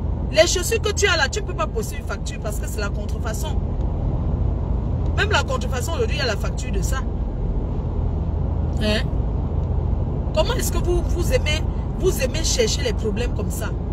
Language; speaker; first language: French; non-native, local second language; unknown